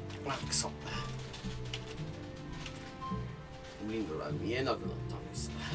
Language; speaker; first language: Japanese; non-native, fluent; English